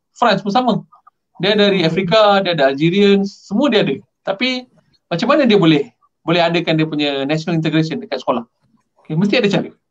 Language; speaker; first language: Malay; non-native, local second language; Tamil